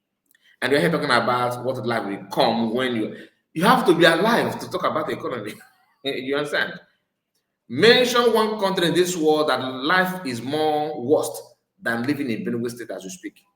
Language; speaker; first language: English; non-native, local second language; Igbo